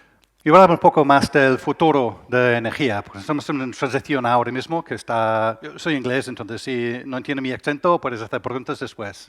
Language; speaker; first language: Spanish; non-native, learner; English